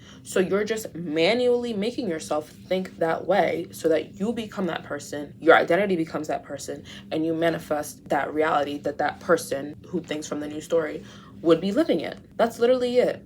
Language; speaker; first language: English; native; English